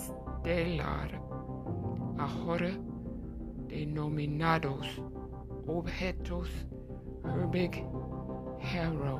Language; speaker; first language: Spanish; non-native, learner; English